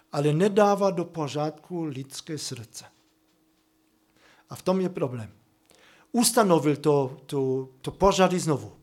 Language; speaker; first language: Czech; non-native, fluent; German